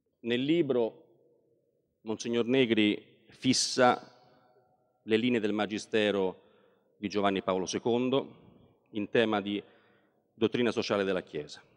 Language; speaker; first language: Italian; native; Italian